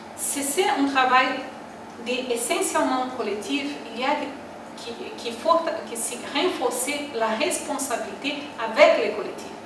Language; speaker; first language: French; non-native, learner; Portuguese